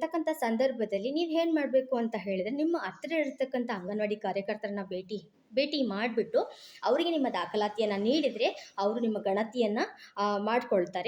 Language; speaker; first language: Kannada; native; Kannada